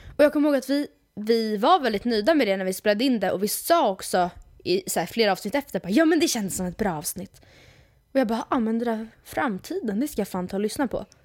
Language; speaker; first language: Swedish; native; Swedish